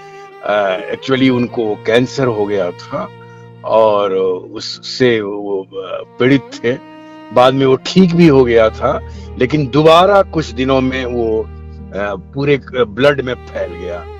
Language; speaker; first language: Hindi; native; Hindi